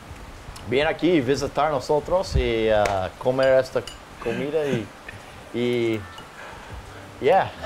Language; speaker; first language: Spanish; non-native, learner; English